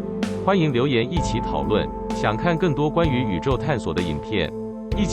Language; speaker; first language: Chinese; native; Chinese